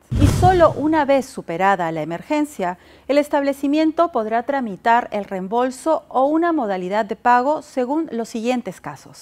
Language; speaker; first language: Spanish; native; Spanish